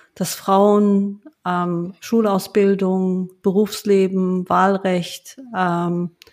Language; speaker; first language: German; early bilingual, other home language; Turkish